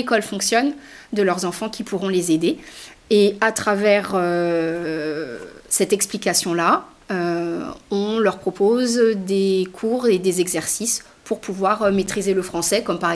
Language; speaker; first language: French; native; French